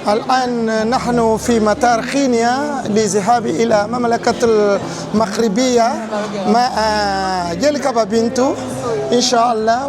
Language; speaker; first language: Arabic; non-native, learner; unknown